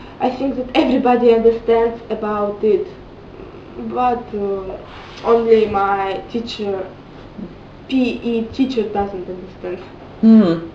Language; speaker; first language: English; non-native, learner; Russian